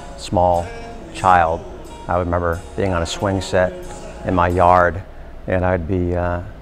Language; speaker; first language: English; native; English